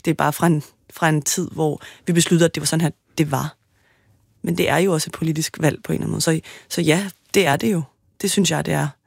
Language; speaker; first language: Danish; native; Danish